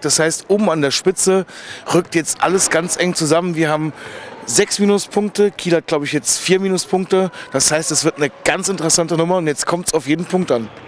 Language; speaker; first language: German; native; German